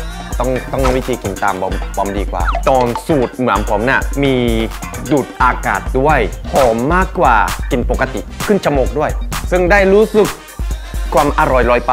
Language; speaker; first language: Thai; non-native, fluent; Japanese